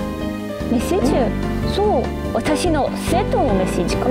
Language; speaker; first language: Japanese; non-native, learner; English